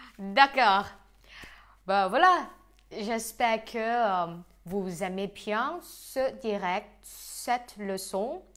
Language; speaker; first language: French; non-native, fluent; Thai